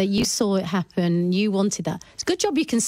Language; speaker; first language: English; native; English